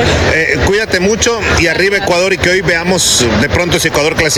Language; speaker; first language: Spanish; native; Spanish